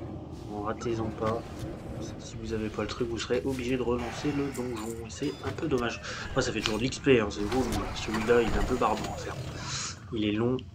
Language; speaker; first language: French; native; French